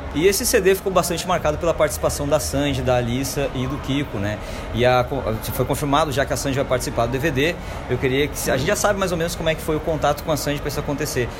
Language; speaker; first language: Portuguese; native; Portuguese